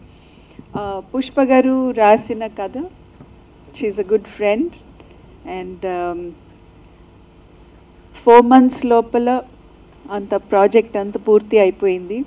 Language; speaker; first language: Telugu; non-native, local second language; English